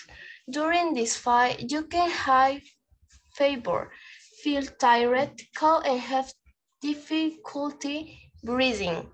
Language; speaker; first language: English; non-native, learner; Spanish